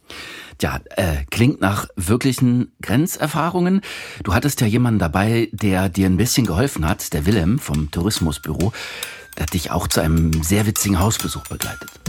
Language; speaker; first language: German; native; German